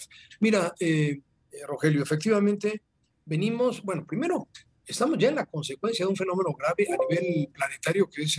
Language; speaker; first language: Spanish; native; Spanish